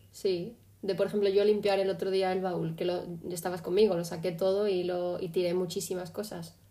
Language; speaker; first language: Spanish; early bilingual, other home language; English